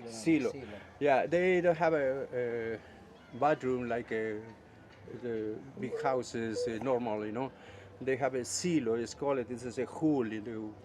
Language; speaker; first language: English; non-native, fluent; Spanish